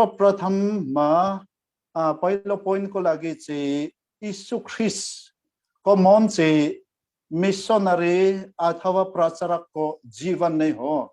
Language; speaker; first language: Nepali; non-native, fluent; Mizo